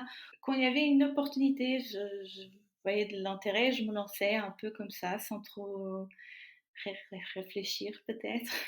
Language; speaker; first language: French; non-native, fluent; Portuguese